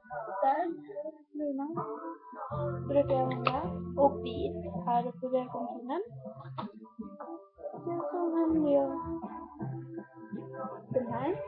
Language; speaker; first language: Swedish; non-native, learner; Korean